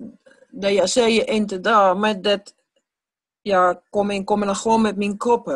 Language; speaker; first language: Swedish; non-native, learner; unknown